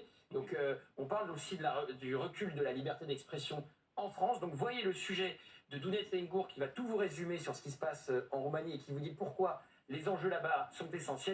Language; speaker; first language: French; native; French